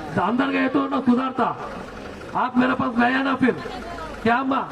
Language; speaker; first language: Hindi; non-native, local second language; Telugu